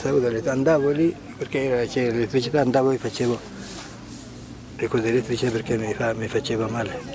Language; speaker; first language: Italian; non-native, fluent; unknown